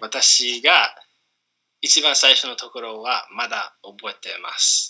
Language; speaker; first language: Japanese; non-native, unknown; English